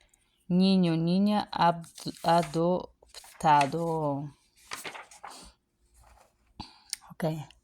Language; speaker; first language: Spanish; non-native, fluent; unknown